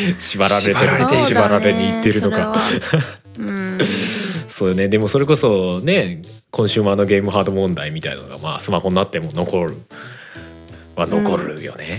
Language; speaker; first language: Japanese; native; Japanese